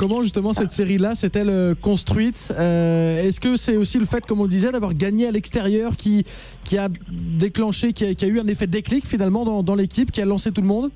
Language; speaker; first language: French; native; French